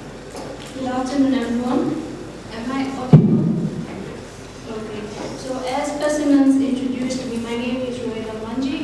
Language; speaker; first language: English; non-native, local second language; Swahili